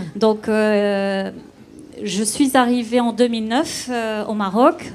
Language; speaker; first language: French; non-native, local second language; Dutch